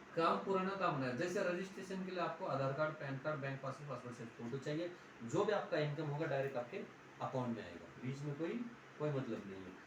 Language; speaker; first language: Hindi; non-native, local second language; Marathi